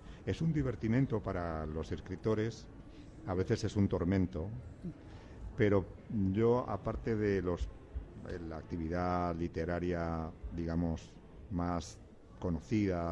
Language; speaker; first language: Spanish; native; Spanish